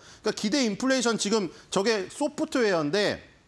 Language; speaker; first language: Korean; native; Korean